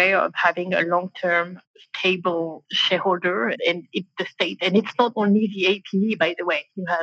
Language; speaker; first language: English; non-native, fluent; French